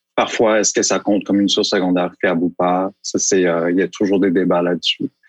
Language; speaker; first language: French; native; French